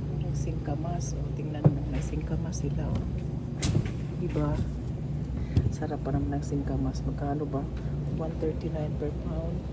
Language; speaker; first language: Filipino; non-native, local second language; Cebuano